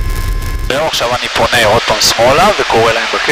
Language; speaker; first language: Hebrew; native; Hebrew